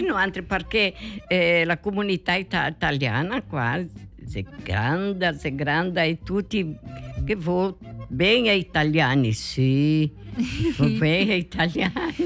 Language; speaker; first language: Italian; early bilingual, heritage; Portuguese